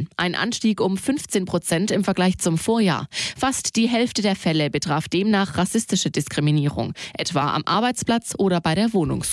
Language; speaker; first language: German; native; German